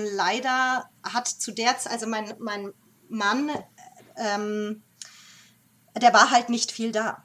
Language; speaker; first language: German; native; German